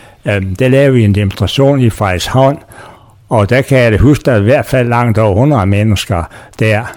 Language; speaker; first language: Danish; native; Danish